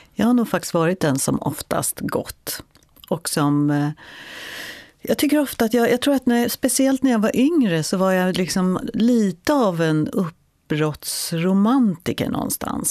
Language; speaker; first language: Swedish; native; Swedish